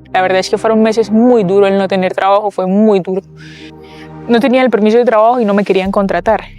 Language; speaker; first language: Spanish; native; Spanish